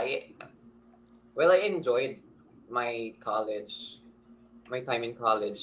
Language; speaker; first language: English; non-native, local second language; Filipino